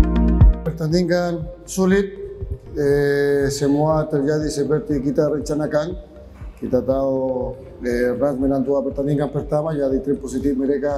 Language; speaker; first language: Indonesian; non-native, fluent; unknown